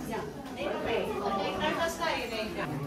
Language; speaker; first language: Dutch; non-native, learner; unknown